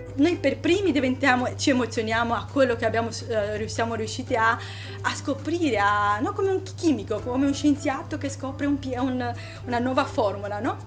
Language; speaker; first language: Italian; non-native, fluent; Romanian